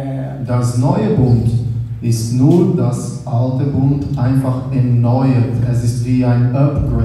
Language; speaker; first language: German; non-native, learner; Portuguese